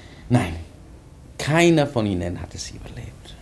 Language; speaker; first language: German; non-native, fluent; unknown